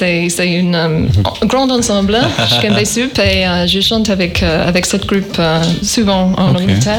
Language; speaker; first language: French; non-native, learner; English